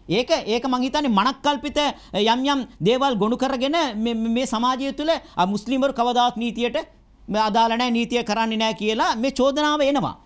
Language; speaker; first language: Sinhala; non-native, local second language; Tamil